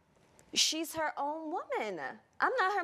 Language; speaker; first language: English; native; English